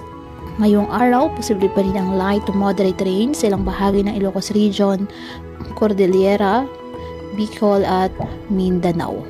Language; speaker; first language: Filipino; non-native, local second language; Masbatenyo